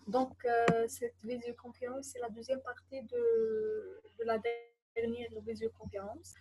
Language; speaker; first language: French; non-native, local second language; Arabic